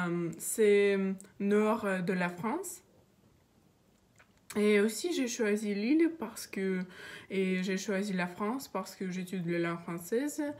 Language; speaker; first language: French; non-native, learner; Russian